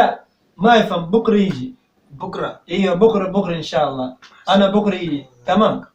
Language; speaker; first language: Arabic; native; Arabic